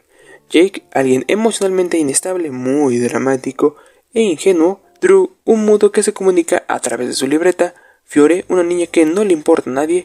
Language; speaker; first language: Spanish; native; Spanish